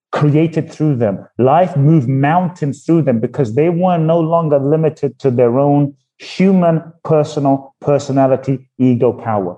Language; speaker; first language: English; native; English